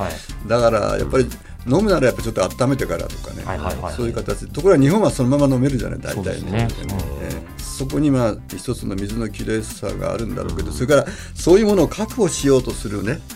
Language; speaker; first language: Japanese; native; Japanese